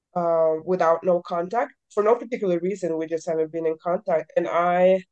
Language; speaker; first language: English; early bilingual, other home language; Norwegian